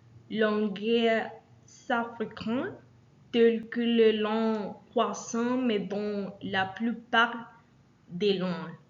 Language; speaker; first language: French; non-native, learner; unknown